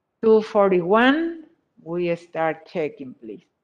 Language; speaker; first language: English; non-native, fluent; Spanish